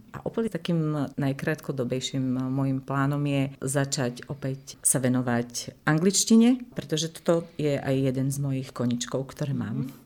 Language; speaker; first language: Slovak; non-native, local second language; Romany